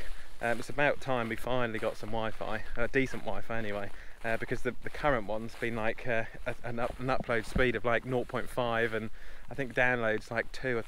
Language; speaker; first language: English; native; English